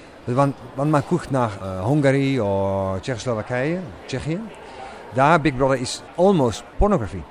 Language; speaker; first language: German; non-native, learner; Dutch